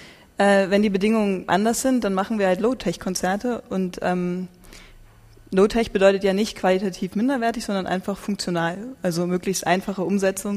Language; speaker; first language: German; native; German